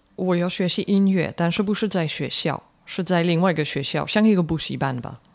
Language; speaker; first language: Chinese; non-native, fluent; French